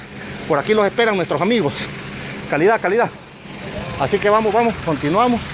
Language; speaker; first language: Spanish; native; Spanish